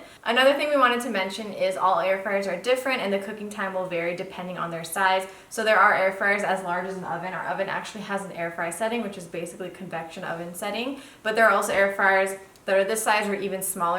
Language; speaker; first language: English; native; English